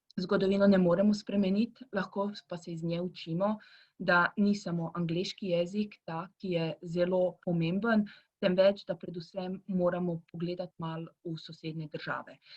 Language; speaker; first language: Slovenian; early bilingual, heritage; Croatian